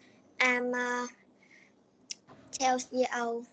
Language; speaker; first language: English; non-native, learner; Vietnamese